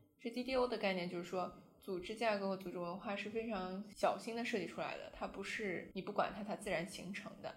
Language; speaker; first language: Chinese; native; Chinese